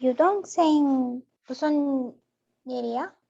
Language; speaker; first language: Korean; non-native, learner; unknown